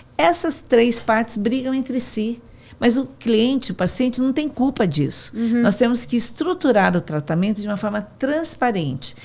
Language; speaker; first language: Portuguese; native; Portuguese